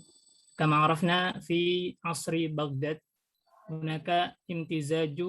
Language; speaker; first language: Arabic; non-native, learner; Indonesian